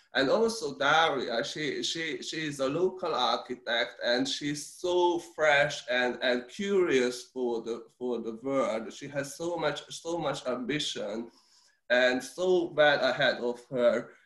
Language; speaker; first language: English; early bilingual, other home language; Hungarian